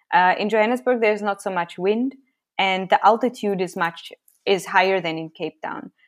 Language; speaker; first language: English; native; English